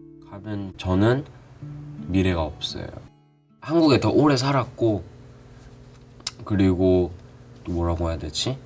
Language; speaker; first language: Korean; early bilingual, other home language; Urdu